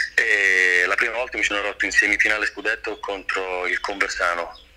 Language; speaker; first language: Italian; native; Italian